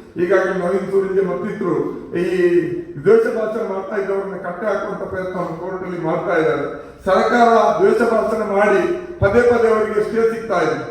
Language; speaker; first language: Kannada; non-native, local second language; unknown